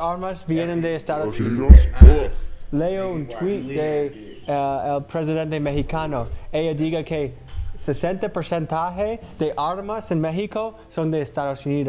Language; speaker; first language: Spanish; non-native, learner; English